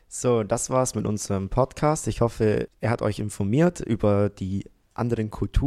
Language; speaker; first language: German; native; German